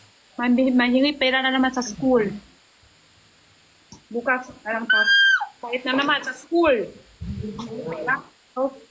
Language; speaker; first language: Filipino; non-native, learner; Chinese